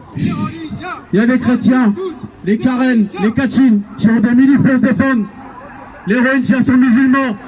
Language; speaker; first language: French; native; French